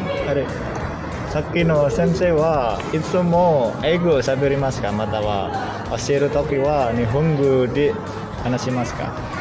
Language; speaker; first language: Japanese; non-native, learner; Indonesian